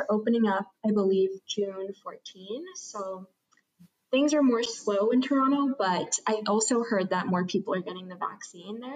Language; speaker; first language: English; native; English